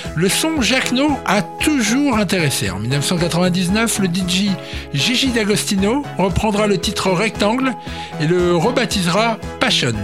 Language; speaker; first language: French; native; French